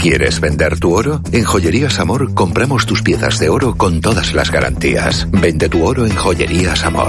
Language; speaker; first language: Spanish; native; Spanish